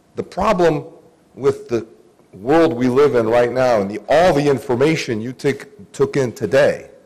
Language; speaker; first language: English; early bilingual, other home language; Greek